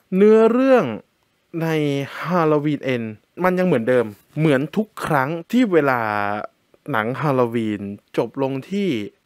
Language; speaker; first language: Thai; native; Thai